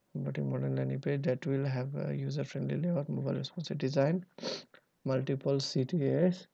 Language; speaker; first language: English; non-native, local second language; Bangla